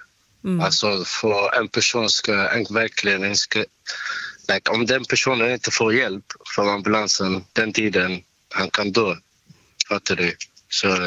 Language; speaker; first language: Swedish; non-native, fluent; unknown